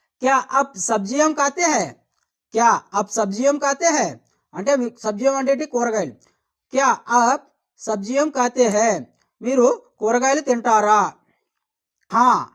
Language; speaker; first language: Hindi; non-native, local second language; Telugu